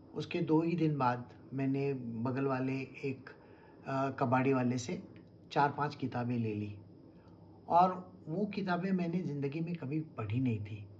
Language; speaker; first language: Hindi; non-native, local second language; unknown